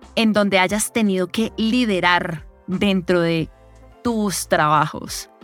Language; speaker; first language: Spanish; native; Spanish